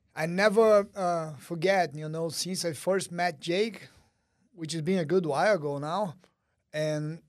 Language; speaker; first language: English; early bilingual, other home language; Portuguese